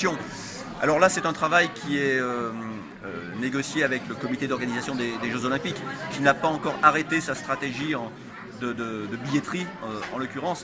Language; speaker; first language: French; native; French